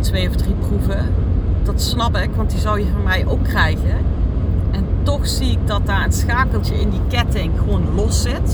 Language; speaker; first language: Dutch; native; Dutch